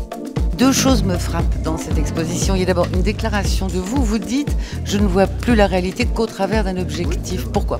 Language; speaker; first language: French; native; French